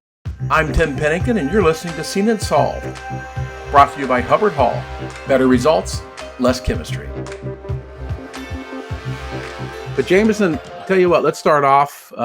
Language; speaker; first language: English; native; English